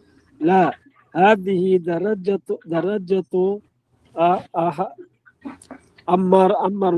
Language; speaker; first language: Arabic; non-native, learner; Filipino